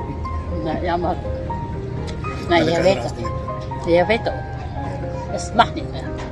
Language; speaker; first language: Dutch; non-native, fluent; Indonesian